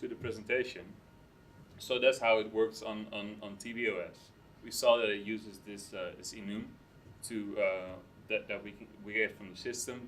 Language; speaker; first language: English; non-native, fluent; Dutch